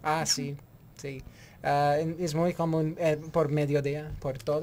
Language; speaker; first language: Spanish; non-native, learner; English